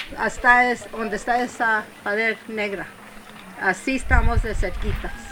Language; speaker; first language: Spanish; early bilingual, heritage; Spanish